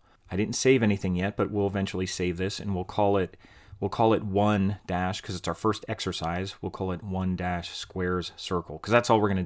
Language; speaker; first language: English; native; English